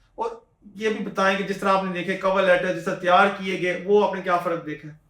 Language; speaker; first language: Urdu; native; Urdu